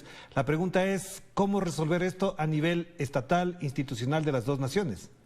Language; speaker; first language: Spanish; native; Spanish